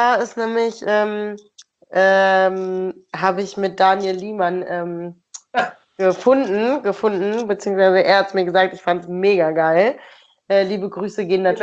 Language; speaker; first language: German; native; German